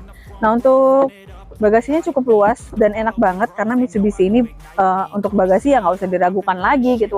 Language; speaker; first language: Indonesian; native; Indonesian